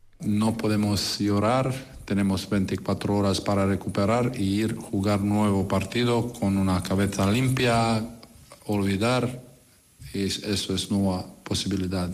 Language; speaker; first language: Spanish; non-native, learner; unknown